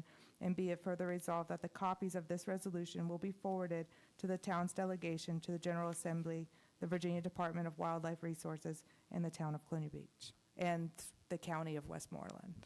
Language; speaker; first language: English; native; English